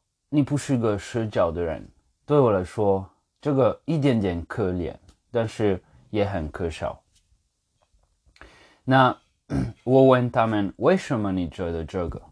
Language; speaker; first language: Chinese; non-native, fluent; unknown